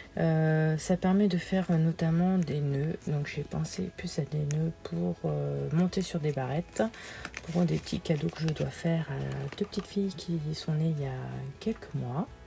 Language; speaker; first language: French; early bilingual, other home language; Portuguese